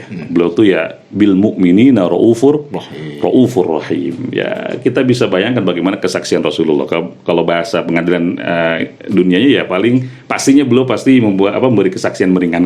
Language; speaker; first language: Indonesian; native; Indonesian